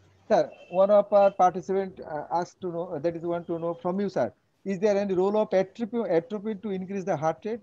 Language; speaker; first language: English; non-native, local second language; Bangla